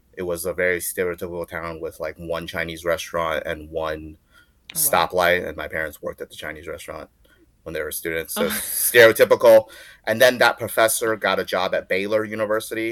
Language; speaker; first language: English; early bilingual, other home language; Chinese